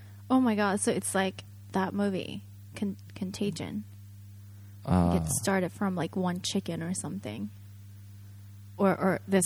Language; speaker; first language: English; non-native, fluent; Japanese